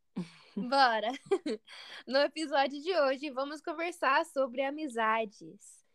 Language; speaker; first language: Portuguese; non-native, fluent; English